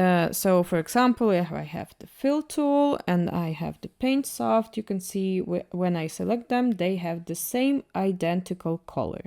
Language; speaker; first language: English; non-native, fluent; Russian